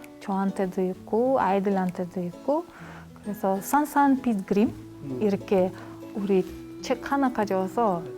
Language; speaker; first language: Korean; non-native, learner; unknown